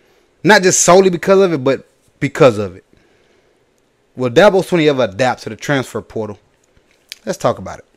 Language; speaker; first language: English; native; English